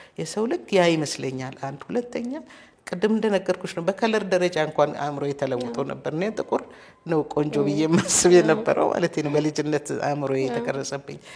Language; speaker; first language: Amharic; native; Amharic